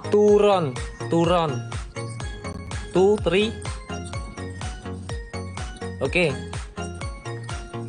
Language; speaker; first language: English; non-native, learner; Vietnamese